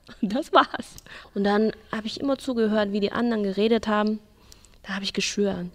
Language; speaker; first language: German; non-native, learner; Chinese